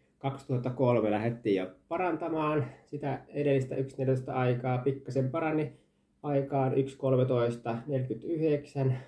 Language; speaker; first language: Finnish; early bilingual, heritage; Finnish